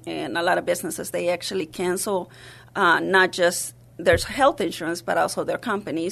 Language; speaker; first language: English; early bilingual, other home language; Spanish